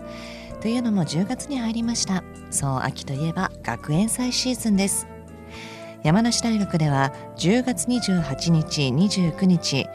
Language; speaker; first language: Japanese; native; Japanese